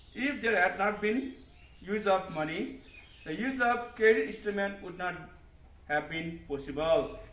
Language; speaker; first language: English; non-native, local second language; Nepali